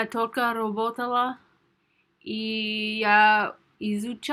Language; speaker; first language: Russian; non-native, learner; English